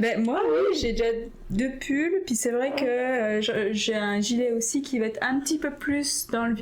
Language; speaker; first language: French; native; French